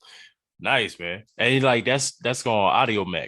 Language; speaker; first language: English; native; English